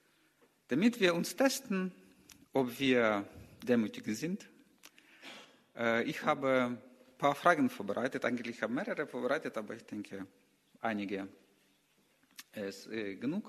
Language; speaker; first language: German; non-native, learner; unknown